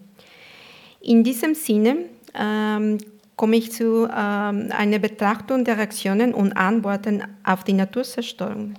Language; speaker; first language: German; non-native, fluent; Spanish